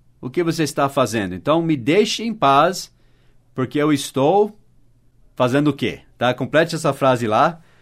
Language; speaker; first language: Portuguese; non-native, fluent; English